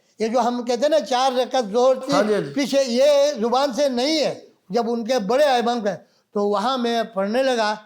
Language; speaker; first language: Urdu; non-native, local second language; Balti